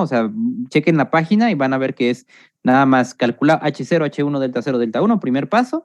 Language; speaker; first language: Spanish; native; Spanish